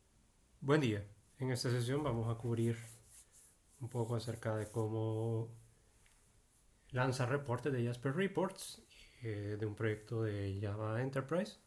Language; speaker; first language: Spanish; native; Spanish